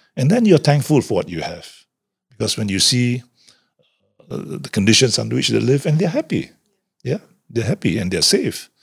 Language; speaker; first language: English; non-native, local second language; Malay